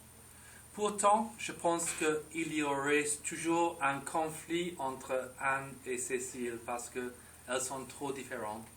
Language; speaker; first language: French; non-native, fluent; English